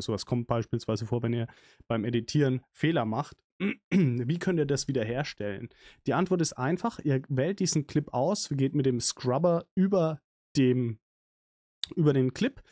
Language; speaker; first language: German; native; German